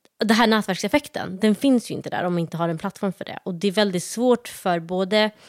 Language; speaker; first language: Swedish; early bilingual, other home language; Somali